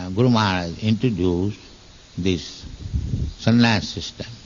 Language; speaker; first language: English; non-native, local second language; Bangla